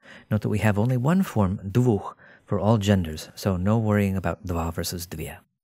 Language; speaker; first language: English; native; English